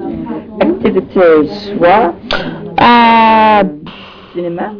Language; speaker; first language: French; non-native, learner; English